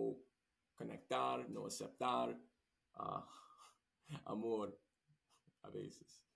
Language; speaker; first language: Spanish; non-native, learner; English